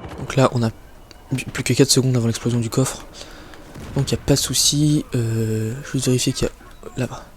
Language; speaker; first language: French; native; French